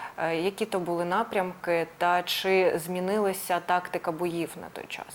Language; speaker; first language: Ukrainian; non-native, local second language; Russian